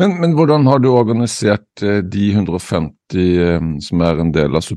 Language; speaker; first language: Norwegian; native; Norwegian